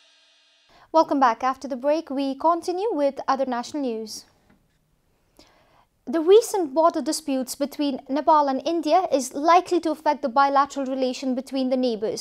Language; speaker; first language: English; non-native, local second language; Nepali